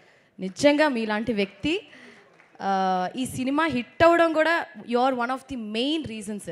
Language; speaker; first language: Telugu; non-native, local second language; Tamil